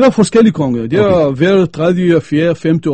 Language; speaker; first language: Danish; non-native, fluent; Arabic